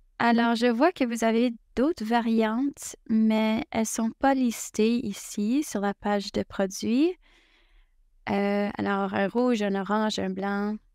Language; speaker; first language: French; native; French